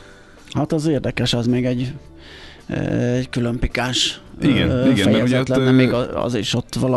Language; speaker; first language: Hungarian; native; Hungarian